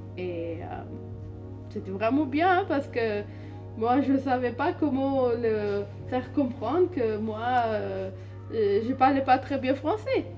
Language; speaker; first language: French; non-native, learner; Hindi